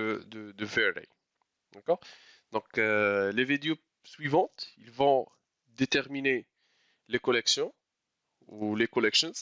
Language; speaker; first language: French; non-native, local second language; Arabic